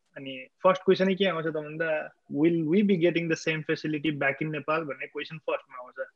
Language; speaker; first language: Nepali; native; Nepali